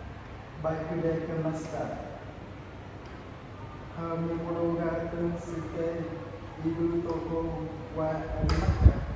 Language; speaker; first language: Japanese; non-native, learner; Vietnamese